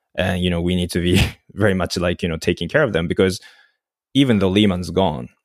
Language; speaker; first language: English; non-native, fluent; Japanese